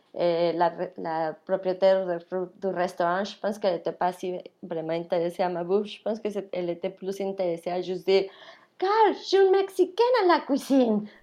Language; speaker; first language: French; non-native, fluent; Spanish